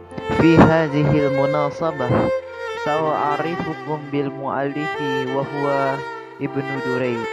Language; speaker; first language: Arabic; non-native, learner; Indonesian